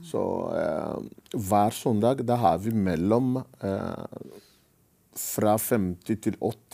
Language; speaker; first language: Norwegian; non-native, fluent; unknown